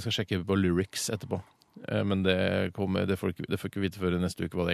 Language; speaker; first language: Norwegian; native; Norwegian